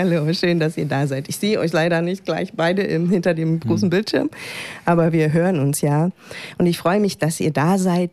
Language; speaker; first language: German; native; German